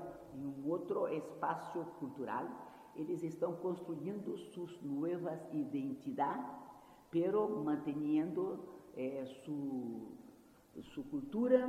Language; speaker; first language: Spanish; non-native, fluent; Portuguese